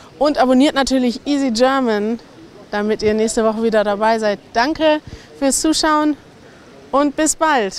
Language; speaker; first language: German; native; German